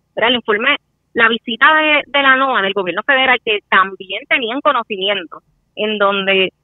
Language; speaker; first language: Spanish; native; Spanish